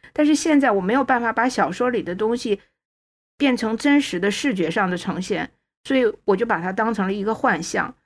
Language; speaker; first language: Chinese; native; Chinese